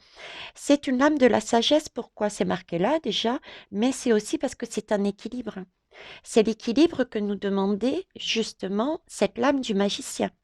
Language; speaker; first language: French; native; French